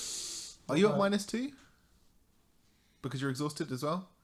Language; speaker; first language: English; native; English